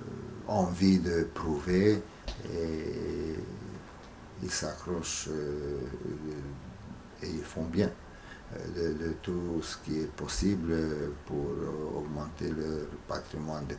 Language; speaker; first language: French; non-native, fluent; Hungarian